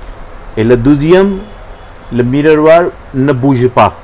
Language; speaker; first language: French; non-native, learner; Hindi